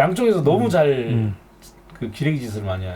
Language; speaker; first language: Korean; native; Korean